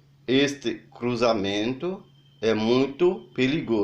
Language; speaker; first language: Portuguese; non-native, learner; Haitian Creole